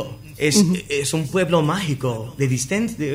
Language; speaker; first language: Spanish; non-native, learner; English